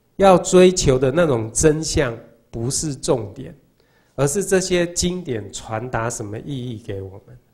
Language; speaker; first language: Chinese; native; Chinese